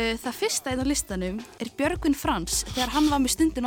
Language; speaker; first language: Icelandic; native; Icelandic